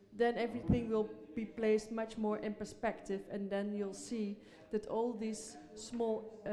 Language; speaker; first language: English; non-native, fluent; Dutch